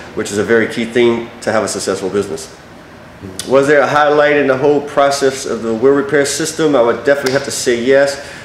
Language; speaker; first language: English; native; English